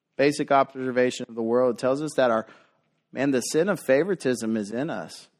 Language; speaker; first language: English; native; English